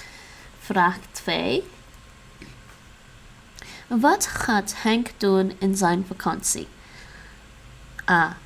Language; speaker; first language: Dutch; non-native, learner; English